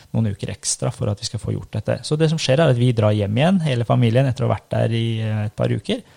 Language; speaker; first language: Norwegian; early bilingual, other home language; Persian